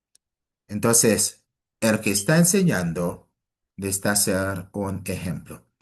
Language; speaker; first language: Spanish; non-native, fluent; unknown